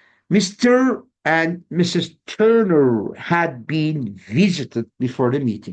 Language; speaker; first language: English; non-native, fluent; Turkish